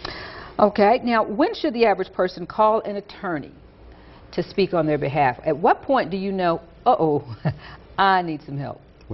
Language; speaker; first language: English; native; English